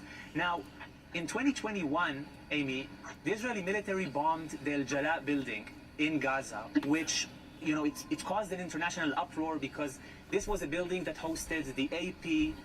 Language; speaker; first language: English; non-native, fluent; Hebrew